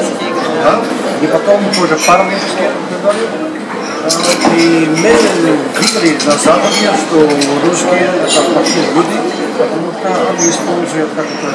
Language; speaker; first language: Russian; non-native, learner; Dutch